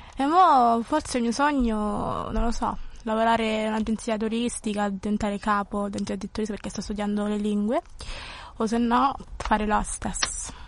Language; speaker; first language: Italian; early bilingual, other home language; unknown